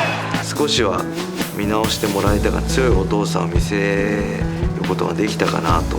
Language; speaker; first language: Japanese; native; Japanese